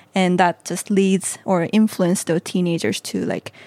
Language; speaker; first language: English; non-native, fluent; Korean